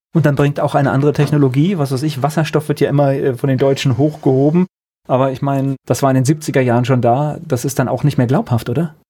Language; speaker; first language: German; native; German